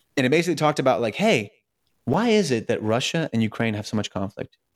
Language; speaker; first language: English; early bilingual, other home language; Russian